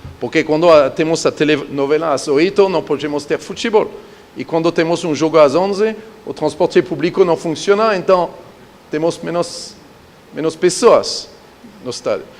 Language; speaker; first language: Portuguese; non-native, fluent; French